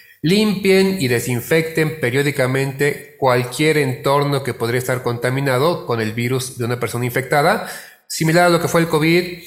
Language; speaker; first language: Spanish; native; Spanish